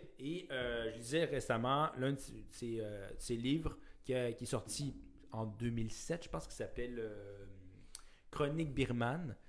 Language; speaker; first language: French; native; French